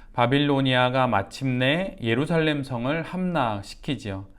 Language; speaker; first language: Korean; native; Korean